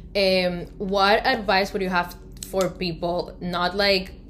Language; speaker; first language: English; non-native, fluent; Spanish